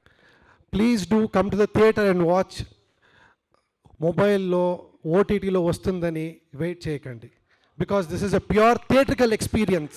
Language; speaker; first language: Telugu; non-native, learner; Kannada